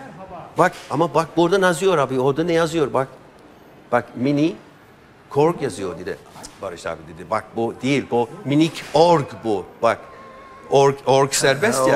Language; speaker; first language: Turkish; non-native, fluent; English